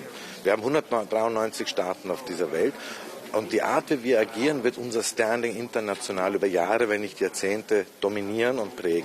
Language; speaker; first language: German; native; German